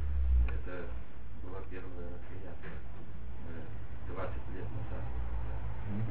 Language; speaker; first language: Russian; non-native, fluent; Lithuanian